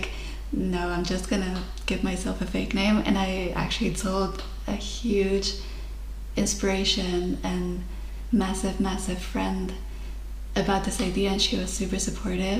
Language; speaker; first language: English; non-native, fluent; Spanish